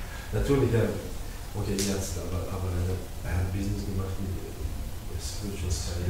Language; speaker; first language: German; non-native, learner; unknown